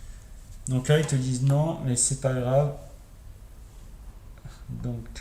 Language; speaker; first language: French; native; French